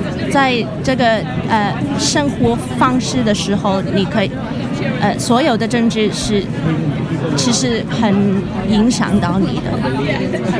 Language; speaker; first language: Chinese; early bilingual, other home language; Cantonese